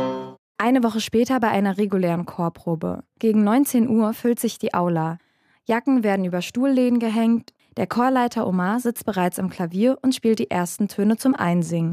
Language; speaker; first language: German; native; German